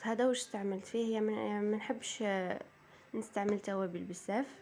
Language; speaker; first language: Arabic; native; Arabic